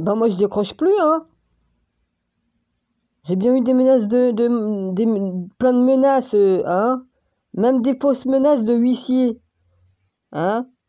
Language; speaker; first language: French; native; French